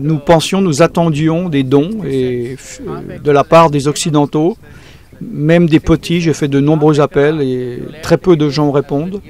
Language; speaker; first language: French; native; French